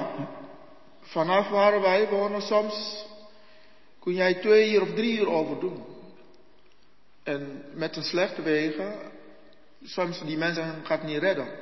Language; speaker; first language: Dutch; non-native, learner; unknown